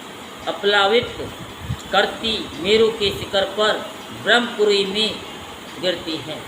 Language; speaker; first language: Hindi; native; Hindi